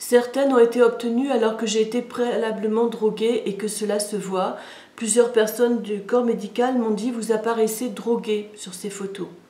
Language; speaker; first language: French; native; French